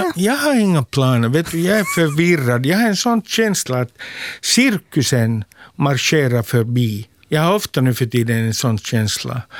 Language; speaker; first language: Swedish; non-native, local second language; Finnish